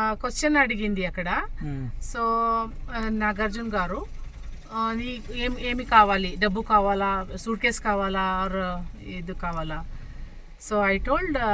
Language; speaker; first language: Telugu; non-native, local second language; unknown